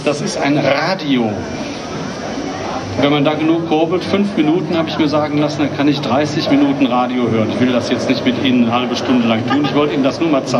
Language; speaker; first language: German; native; German